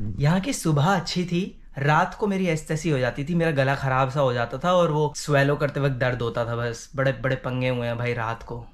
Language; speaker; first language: Hindi; native; Hindi